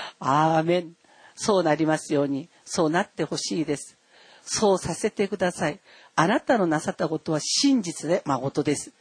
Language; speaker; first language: Japanese; non-native, fluent; Korean